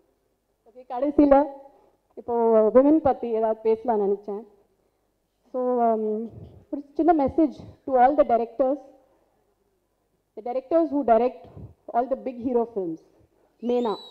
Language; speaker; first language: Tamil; non-native, local second language; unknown